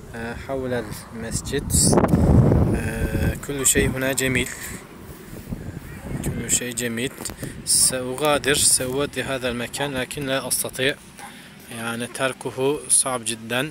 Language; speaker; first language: Arabic; non-native, fluent; Turkish